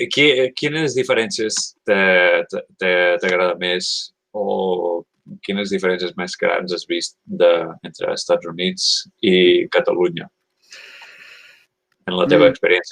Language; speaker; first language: Catalan; non-native, learner; English